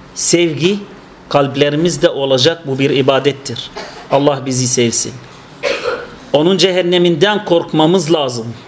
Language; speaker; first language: Turkish; non-native, fluent; Arabic